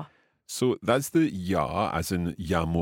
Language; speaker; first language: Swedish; non-native, learner; English